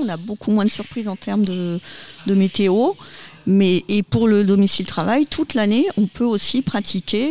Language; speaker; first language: French; native; French